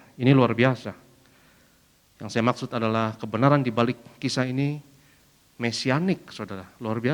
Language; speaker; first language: Indonesian; native; Indonesian